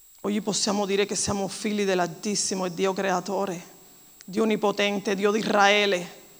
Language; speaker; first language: Italian; non-native, fluent; Spanish